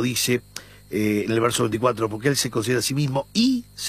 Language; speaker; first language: Spanish; native; Spanish